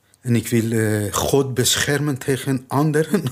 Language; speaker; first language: Dutch; non-native, learner; Persian